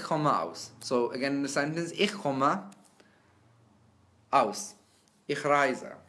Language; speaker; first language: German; non-native, fluent; English